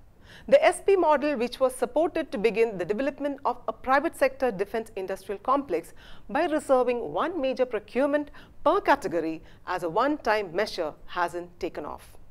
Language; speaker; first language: English; non-native, local second language; Malayalam